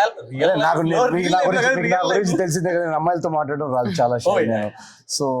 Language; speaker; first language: Telugu; native; Telugu